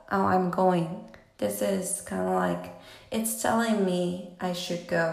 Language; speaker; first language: English; non-native, fluent; Japanese